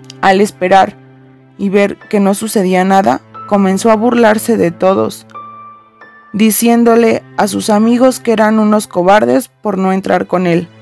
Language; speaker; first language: Spanish; native; Spanish